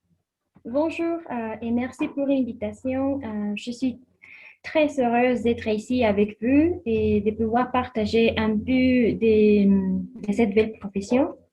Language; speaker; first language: French; non-native, learner; Spanish